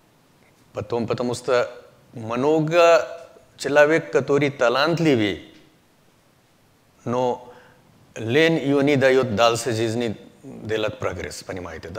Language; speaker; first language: Russian; non-native, learner; Hindi